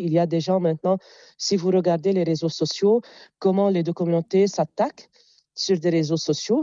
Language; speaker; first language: French; non-native, local second language; Arabic